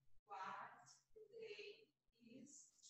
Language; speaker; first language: English; non-native, learner; Portuguese